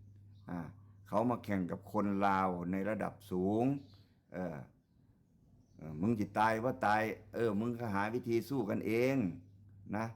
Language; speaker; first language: Thai; non-native, local second language; Lao